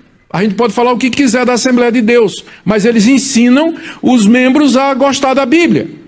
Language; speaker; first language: Portuguese; native; Portuguese